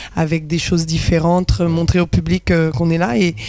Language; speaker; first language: French; native; French